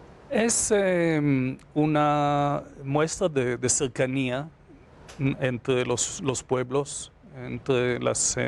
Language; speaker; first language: Spanish; non-native, fluent; Hebrew